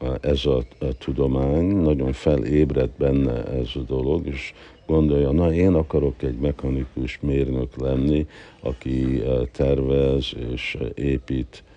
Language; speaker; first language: Hungarian; early bilingual, heritage; Hungarian